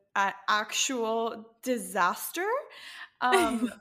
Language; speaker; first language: English; non-native, fluent; Spanish